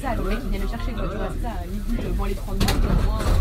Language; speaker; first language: French; native; French